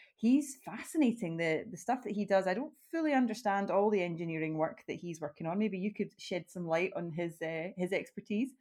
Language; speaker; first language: English; native; English